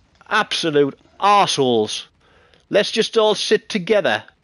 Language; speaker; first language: English; native; English